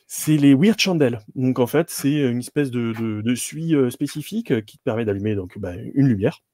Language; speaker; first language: French; native; French